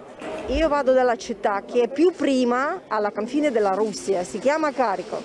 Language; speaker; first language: Italian; non-native, learner; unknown